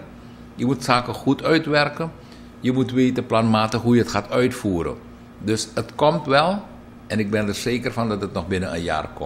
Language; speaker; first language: Dutch; native; Dutch